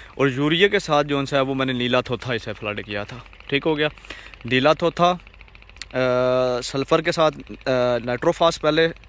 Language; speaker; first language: Urdu; non-native, local second language; Punjabi